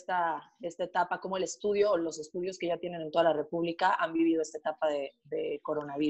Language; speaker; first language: Spanish; native; Spanish